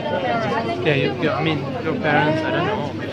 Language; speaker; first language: English; non-native, learner; Turkish